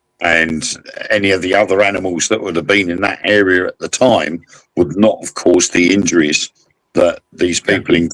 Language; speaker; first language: English; native; English